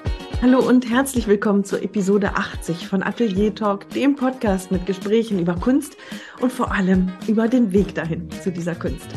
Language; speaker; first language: German; native; German